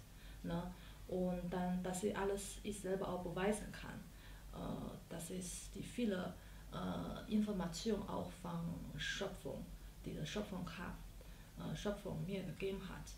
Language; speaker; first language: German; non-native, learner; Chinese